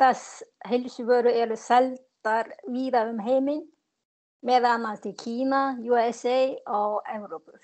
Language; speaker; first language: Icelandic; non-native, learner; Chinese